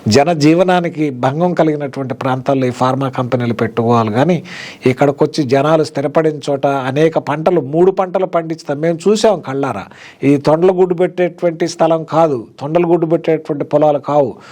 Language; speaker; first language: Telugu; native; Telugu